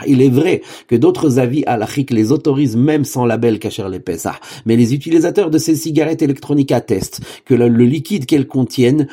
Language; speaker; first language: French; native; French